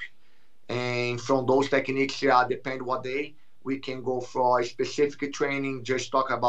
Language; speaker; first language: English; non-native, learner; Portuguese